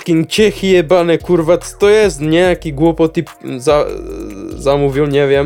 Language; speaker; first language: Polish; non-native, learner; Czech